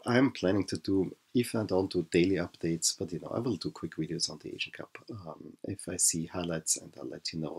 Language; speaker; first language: English; non-native, fluent; German